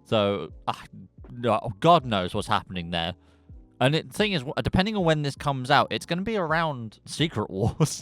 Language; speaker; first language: English; native; English